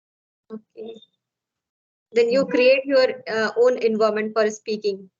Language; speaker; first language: English; non-native, learner; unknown